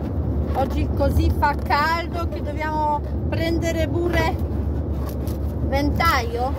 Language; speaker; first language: Italian; non-native, learner; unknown